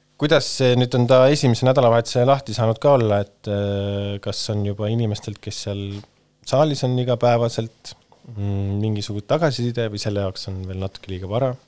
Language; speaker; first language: Estonian; native; Estonian